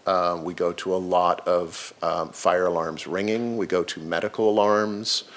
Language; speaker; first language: English; native; English